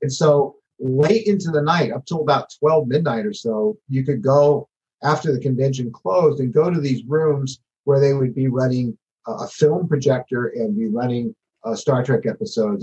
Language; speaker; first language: English; native; English